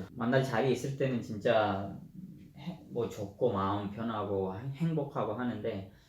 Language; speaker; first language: Korean; non-native, fluent; Urdu